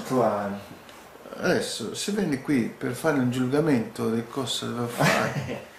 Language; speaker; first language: Italian; non-native, learner; Portuguese